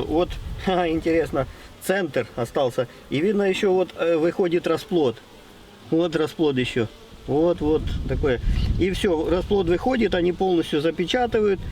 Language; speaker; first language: Russian; native; Russian